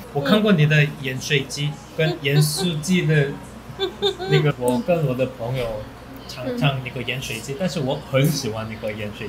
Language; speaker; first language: Chinese; non-native, learner; Korean